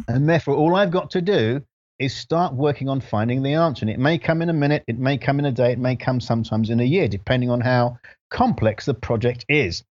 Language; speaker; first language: English; native; English